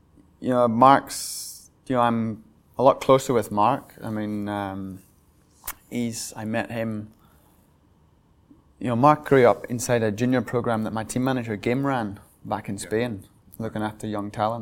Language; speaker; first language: English; native; English